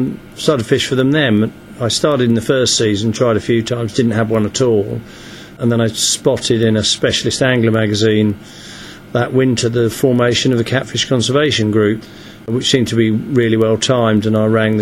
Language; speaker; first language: English; native; English